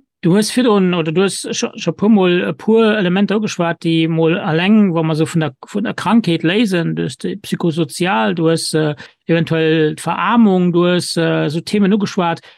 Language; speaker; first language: Luxembourgish; native; Luxembourgish